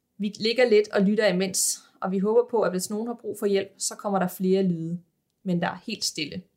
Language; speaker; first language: Danish; native; Danish